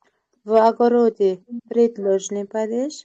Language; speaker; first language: Russian; non-native, learner; Uzbek